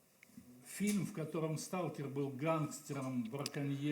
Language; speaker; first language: Russian; native; Russian